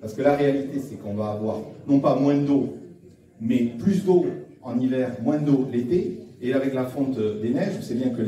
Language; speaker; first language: French; native; French